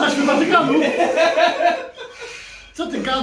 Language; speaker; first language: Polish; native; Polish